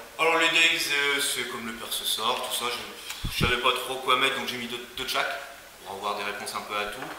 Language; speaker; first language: French; native; French